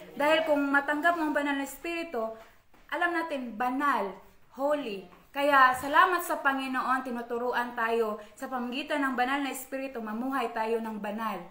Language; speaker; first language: Filipino; non-native, local second language; Cebuano